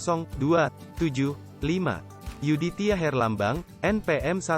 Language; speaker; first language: Indonesian; native; Indonesian